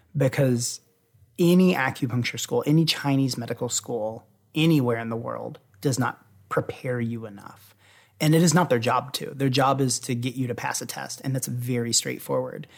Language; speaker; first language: English; native; English